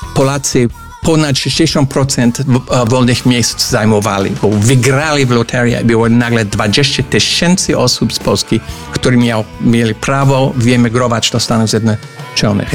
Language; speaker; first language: Polish; non-native, fluent; English